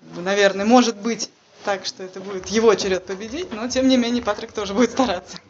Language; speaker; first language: Russian; native; Russian